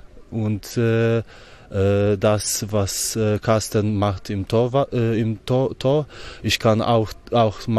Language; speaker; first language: German; non-native, learner; Polish